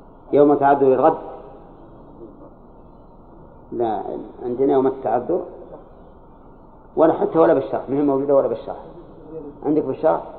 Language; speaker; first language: Arabic; native; Arabic